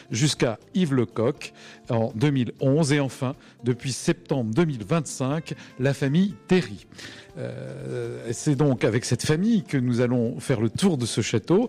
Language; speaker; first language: French; native; French